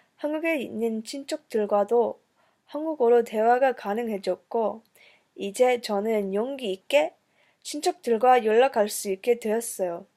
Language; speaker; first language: Korean; early bilingual, heritage; English